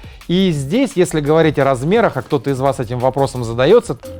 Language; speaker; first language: Russian; native; Russian